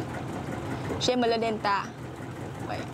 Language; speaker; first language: French; non-native, fluent; Vietnamese